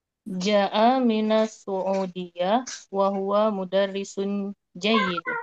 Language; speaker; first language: Arabic; non-native, learner; Indonesian